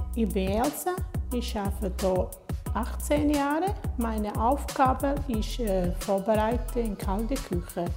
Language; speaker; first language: German; non-native, learner; Portuguese